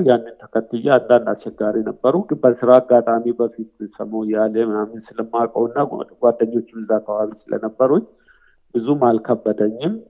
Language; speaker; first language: Amharic; non-native, local second language; Oromo